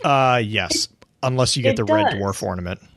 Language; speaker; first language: English; native; English